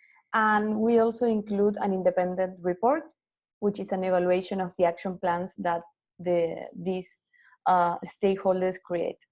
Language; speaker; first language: English; non-native, fluent; Spanish